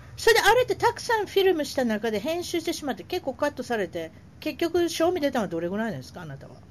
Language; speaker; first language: Japanese; native; Japanese